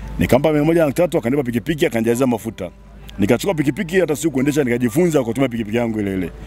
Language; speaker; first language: Swahili; non-native, local second language; Sukuma